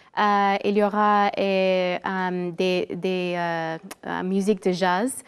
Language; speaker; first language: French; non-native, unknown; English